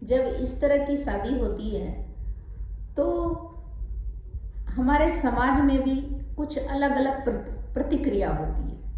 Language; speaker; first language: Hindi; native; Hindi